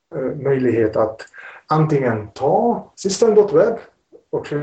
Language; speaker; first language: Swedish; non-native, fluent; Hungarian